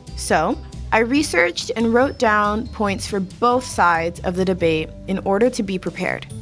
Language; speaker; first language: English; native; English